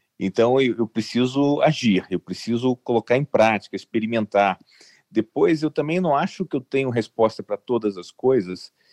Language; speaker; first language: Portuguese; native; Portuguese